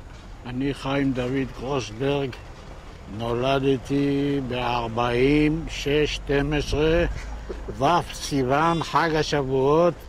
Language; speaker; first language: Hebrew; non-native, local second language; Yiddish